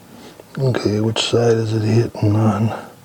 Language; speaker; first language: English; native; English